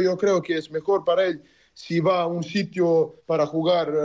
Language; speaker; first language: Spanish; non-native, learner; Serbian